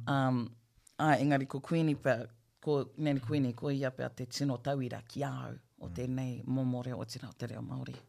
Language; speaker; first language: Māori; non-native, local second language; English